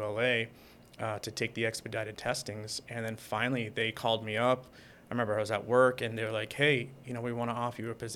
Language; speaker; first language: English; native; English